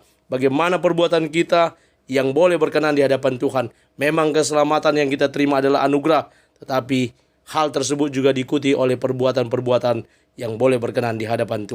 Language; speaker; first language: Indonesian; native; Indonesian